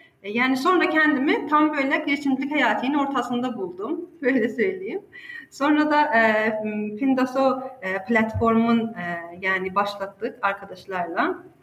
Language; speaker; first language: Turkish; non-native, fluent; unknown